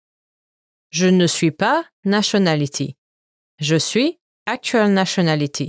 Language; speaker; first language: French; native; French